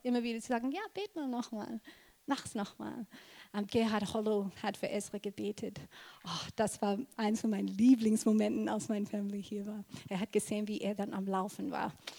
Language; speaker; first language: German; non-native, fluent; English